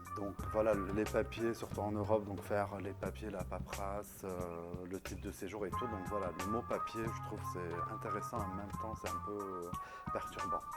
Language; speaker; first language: French; non-native, local second language; Arabic